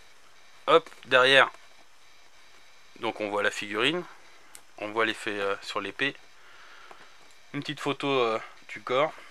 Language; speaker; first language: French; native; French